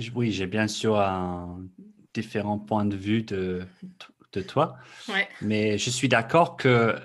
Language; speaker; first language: French; non-native, fluent; English